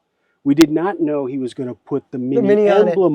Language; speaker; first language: English; native; English